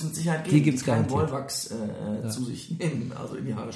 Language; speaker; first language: German; native; German